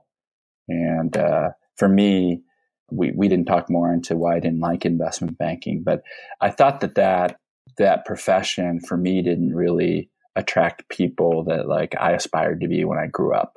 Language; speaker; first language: English; native; English